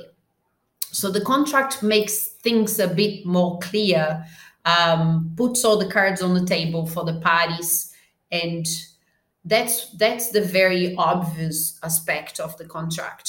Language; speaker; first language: English; non-native, fluent; Portuguese